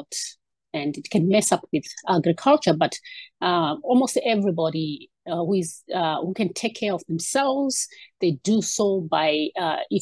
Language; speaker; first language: English; non-native, local second language; Shona